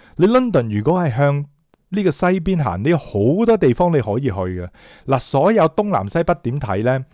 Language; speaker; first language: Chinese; non-native, local second language; Cantonese